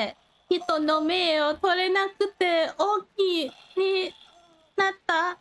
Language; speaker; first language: Japanese; non-native, learner; Thai